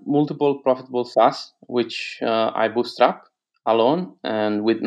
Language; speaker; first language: English; non-native, fluent; Italian